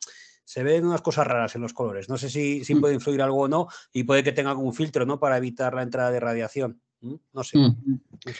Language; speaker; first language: Spanish; native; Spanish